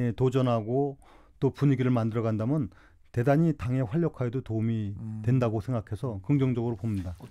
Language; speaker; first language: Korean; native; Korean